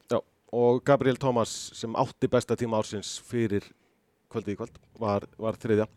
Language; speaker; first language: Icelandic; native; Icelandic